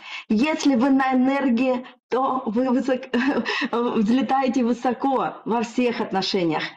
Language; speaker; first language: Russian; native; Russian